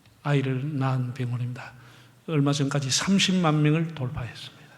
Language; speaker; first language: Korean; native; Korean